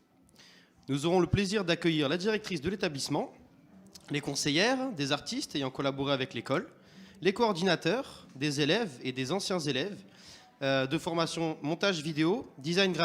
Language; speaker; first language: French; native; French